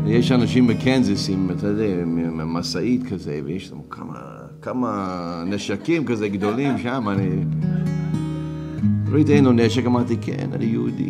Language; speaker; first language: Hebrew; non-native, fluent; English